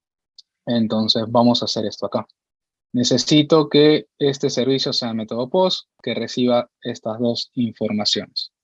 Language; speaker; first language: Spanish; native; Spanish